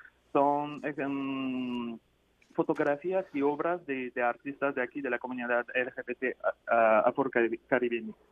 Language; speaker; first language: Spanish; non-native, fluent; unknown